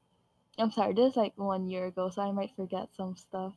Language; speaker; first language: English; non-native, local second language; Filipino